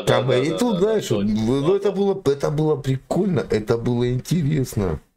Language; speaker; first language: Russian; native; Russian